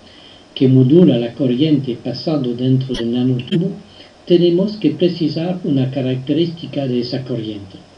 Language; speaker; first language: Spanish; non-native, fluent; French